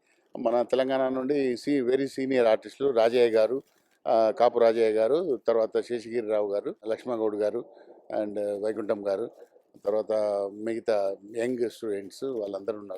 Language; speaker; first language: Telugu; native; Telugu